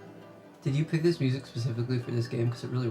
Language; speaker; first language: English; native; English